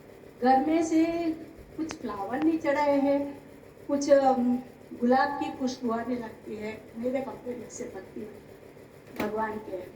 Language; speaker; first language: Hindi; non-native, local second language; Gujarati